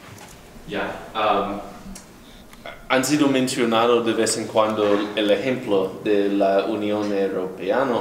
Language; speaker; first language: Spanish; non-native, fluent; English